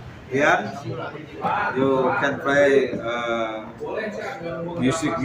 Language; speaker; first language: English; non-native, learner; Indonesian